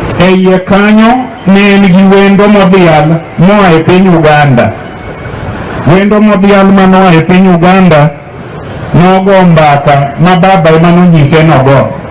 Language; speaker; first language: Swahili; non-native, local second language; Luo (Kenya and Tanzania)